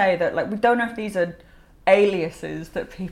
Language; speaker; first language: English; native; English